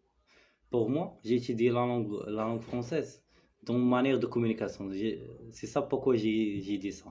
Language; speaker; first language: French; non-native, learner; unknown